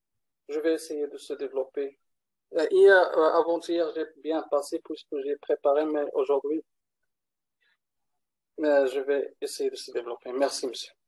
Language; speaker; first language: French; non-native, learner; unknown